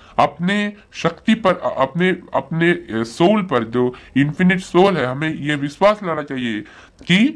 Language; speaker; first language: Hindi; non-native, local second language; Bangla